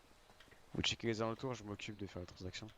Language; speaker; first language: French; native; French